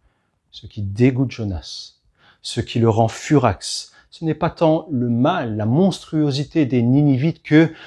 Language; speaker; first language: French; native; French